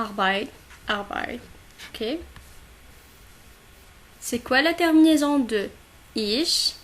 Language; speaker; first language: French; non-native, local second language; Arabic